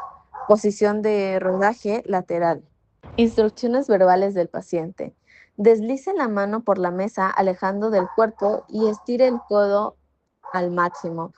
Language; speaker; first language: Spanish; native; Spanish